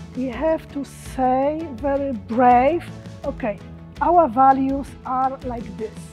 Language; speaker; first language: English; non-native, learner; Polish